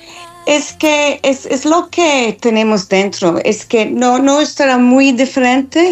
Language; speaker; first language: Spanish; non-native, fluent; English